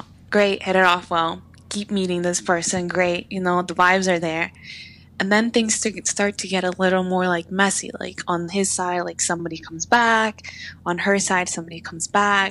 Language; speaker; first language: English; native; English